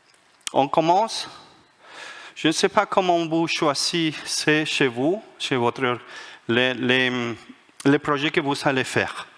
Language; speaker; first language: French; non-native, fluent; Spanish